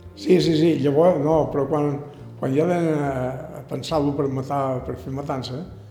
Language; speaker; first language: Catalan; native; Catalan